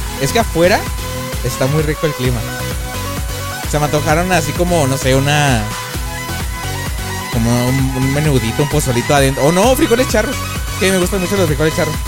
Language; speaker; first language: Spanish; native; Spanish